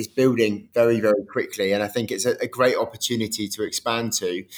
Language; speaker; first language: English; native; English